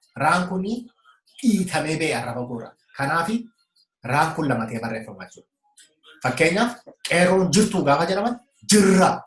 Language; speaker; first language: Oromo; native; Oromo